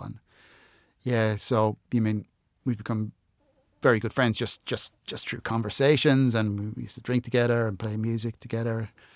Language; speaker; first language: English; native; English